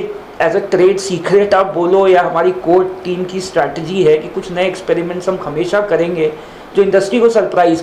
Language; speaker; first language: Hindi; native; Hindi